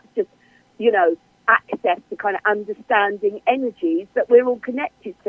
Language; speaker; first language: English; native; English